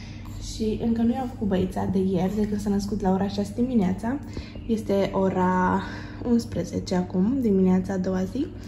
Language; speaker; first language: Romanian; native; Romanian